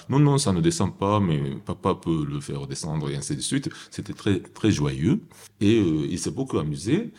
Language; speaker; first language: French; non-native, fluent; Japanese